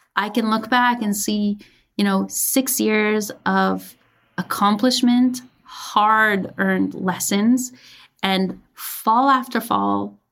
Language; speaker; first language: English; early bilingual, other home language; Persian